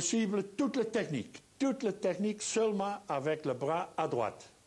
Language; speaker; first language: French; non-native, learner; Japanese